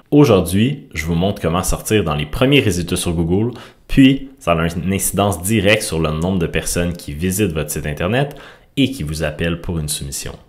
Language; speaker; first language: French; native; French